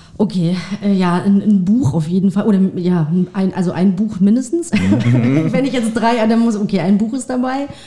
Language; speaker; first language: German; native; German